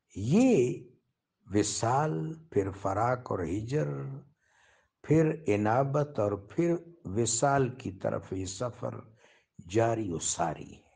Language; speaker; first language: Urdu; non-native, local second language; Pashto